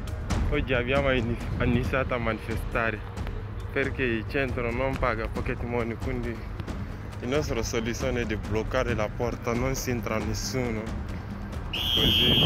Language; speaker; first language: Italian; non-native, learner; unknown